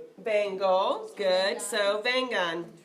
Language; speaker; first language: Spanish; non-native, fluent; English